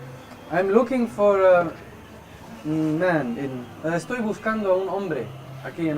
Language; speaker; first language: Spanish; non-native, learner; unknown